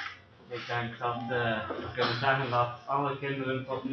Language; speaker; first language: Dutch; non-native, fluent; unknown